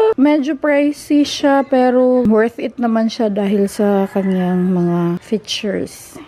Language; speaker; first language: Filipino; non-native, local second language; Cebuano